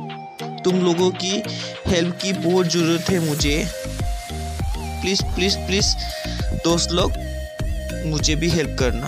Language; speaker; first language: Hindi; non-native, local second language; Bodo